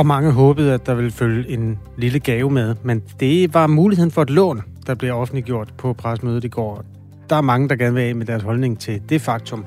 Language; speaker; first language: Danish; native; Danish